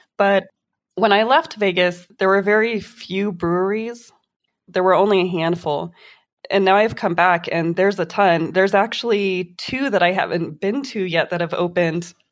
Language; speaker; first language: English; native; English